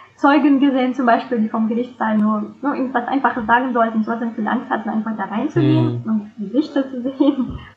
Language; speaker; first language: German; non-native, fluent; Russian